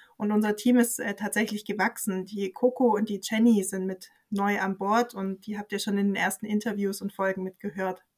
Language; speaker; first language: German; native; German